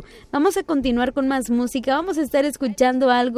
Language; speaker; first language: Spanish; native; Spanish